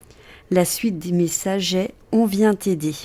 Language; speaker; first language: French; native; French